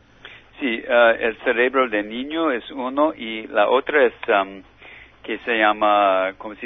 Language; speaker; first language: Spanish; non-native, learner; English